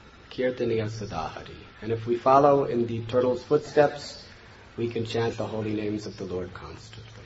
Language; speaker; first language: English; native; English